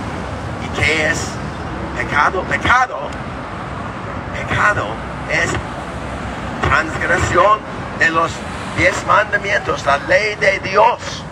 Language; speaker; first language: Spanish; non-native, learner; English